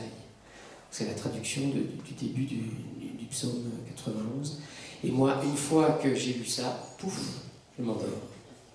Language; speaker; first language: French; native; French